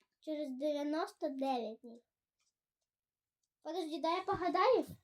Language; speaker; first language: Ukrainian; non-native, local second language; Russian